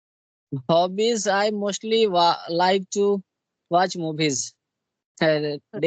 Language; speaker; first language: English; non-native, local second language; Hindi